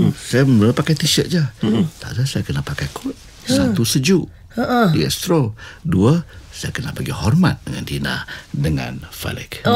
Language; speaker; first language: Malay; native; Malay